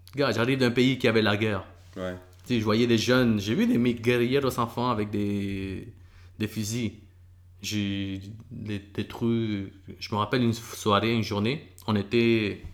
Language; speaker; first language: French; early bilingual, other home language; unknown